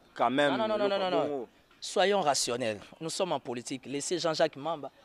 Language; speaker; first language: French; non-native, local second language; Lingala